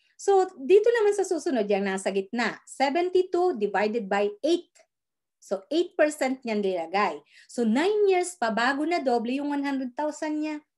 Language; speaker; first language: Filipino; native; Filipino